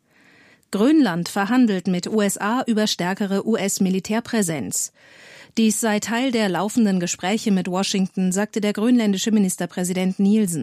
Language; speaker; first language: German; native; German